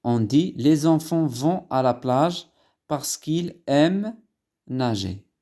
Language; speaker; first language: French; non-native, local second language; Arabic